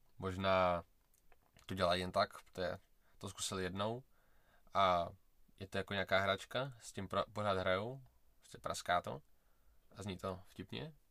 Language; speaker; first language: Czech; early bilingual, other home language; Russian